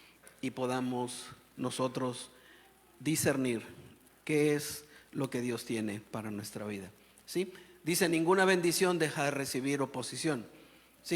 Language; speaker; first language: Spanish; native; Spanish